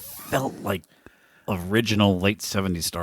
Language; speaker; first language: English; native; English